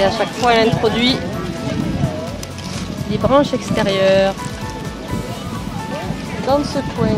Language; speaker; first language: French; native; French